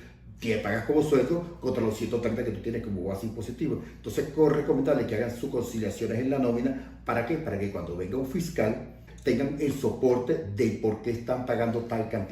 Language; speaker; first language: Spanish; native; Spanish